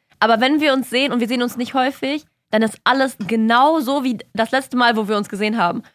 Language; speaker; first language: German; early bilingual, other home language; Russian